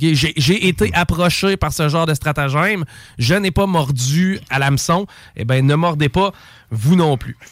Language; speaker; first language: French; native; French